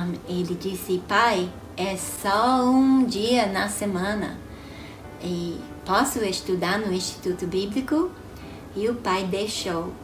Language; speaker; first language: Portuguese; non-native, fluent; English